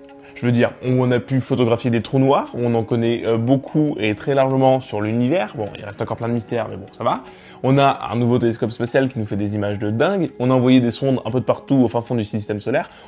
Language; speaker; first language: French; native; French